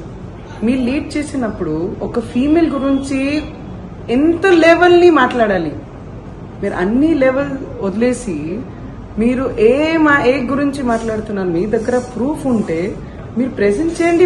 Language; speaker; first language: Telugu; non-native, fluent; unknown